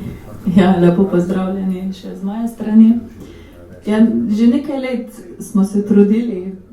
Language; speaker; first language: Slovenian; native; Slovenian